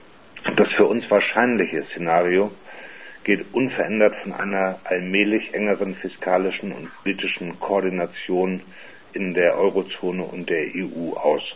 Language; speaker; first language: German; native; German